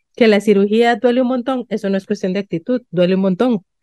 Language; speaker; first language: Spanish; native; Spanish